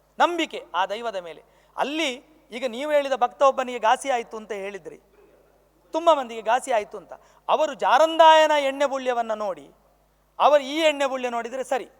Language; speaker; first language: Kannada; non-native, local second language; Tulu